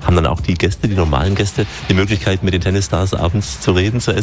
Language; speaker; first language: German; native; German